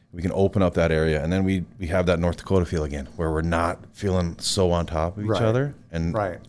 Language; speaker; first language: English; native; English